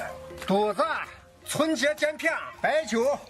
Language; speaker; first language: Chinese; native; Chinese